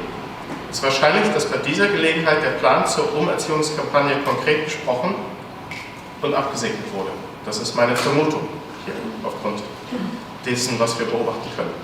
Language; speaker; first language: German; native; German